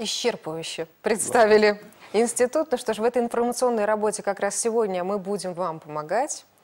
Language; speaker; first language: Russian; native; Russian